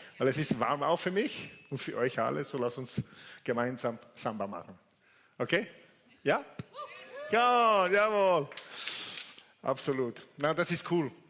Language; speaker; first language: German; non-native, fluent; Italian